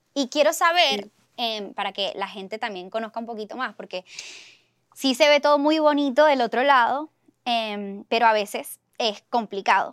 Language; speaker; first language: Spanish; early bilingual, heritage; Spanish